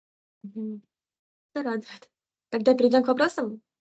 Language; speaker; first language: Russian; native; Russian